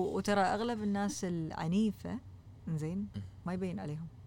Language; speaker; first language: Arabic; native; Arabic